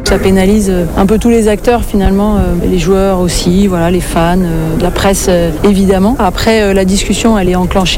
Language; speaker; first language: French; native; French